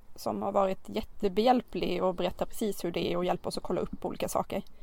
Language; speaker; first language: Swedish; native; Swedish